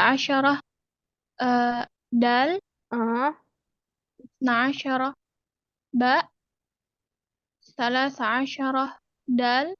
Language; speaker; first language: Arabic; non-native, learner; Indonesian